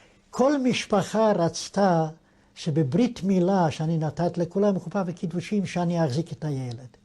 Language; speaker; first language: Hebrew; non-native, fluent; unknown